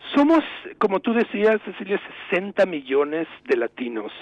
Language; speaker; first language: Spanish; native; Spanish